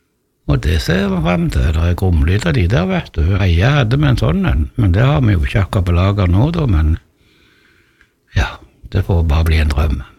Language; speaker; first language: Norwegian; native; Norwegian